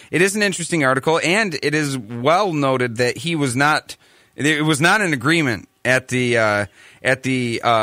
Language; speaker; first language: English; native; English